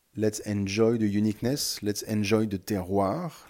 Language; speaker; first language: English; non-native, fluent; French